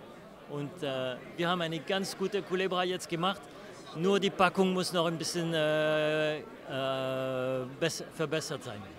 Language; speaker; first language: German; early bilingual, heritage; German